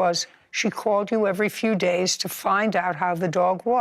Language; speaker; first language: English; native; English